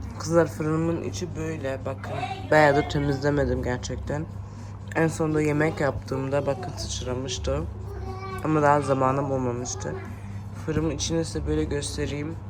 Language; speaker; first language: Turkish; early bilingual, heritage; Turkish